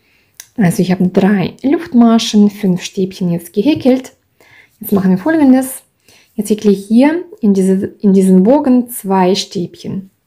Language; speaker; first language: German; non-native, fluent; Russian